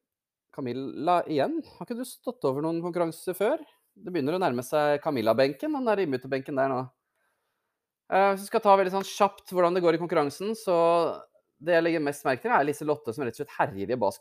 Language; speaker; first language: Norwegian; native; Norwegian